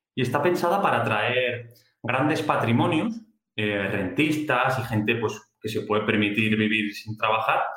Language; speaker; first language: Spanish; native; Spanish